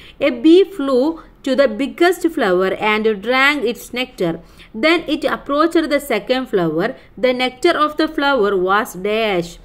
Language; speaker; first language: English; non-native, local second language; Malayalam